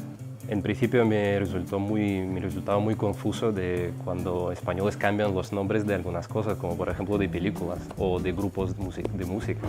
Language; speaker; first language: Spanish; non-native, fluent; Russian